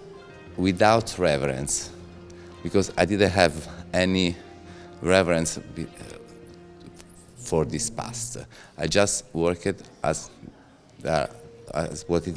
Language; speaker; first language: English; non-native, fluent; Italian